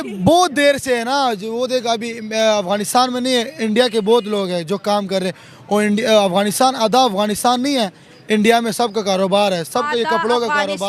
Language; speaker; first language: Hindi; non-native, fluent; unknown